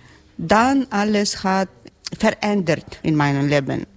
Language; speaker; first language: German; non-native, learner; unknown